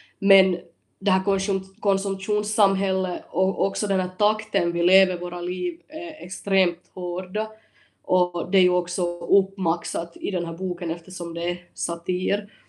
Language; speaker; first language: Swedish; native; Swedish